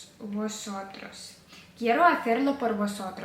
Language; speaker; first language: Spanish; non-native, fluent; Ukrainian